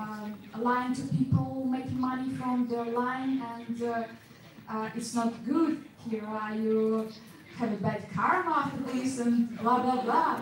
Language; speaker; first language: English; non-native, learner; Russian